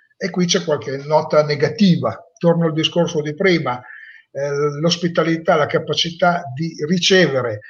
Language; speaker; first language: Italian; native; Italian